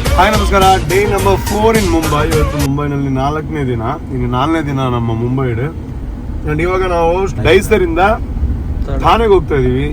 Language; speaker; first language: Kannada; non-native, local second language; Tulu